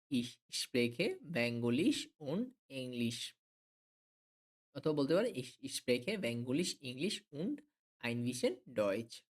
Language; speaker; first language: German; non-native, fluent; Bangla